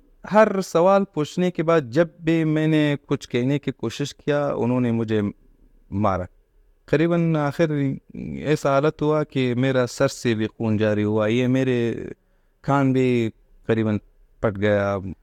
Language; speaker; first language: Urdu; non-native, fluent; Pashto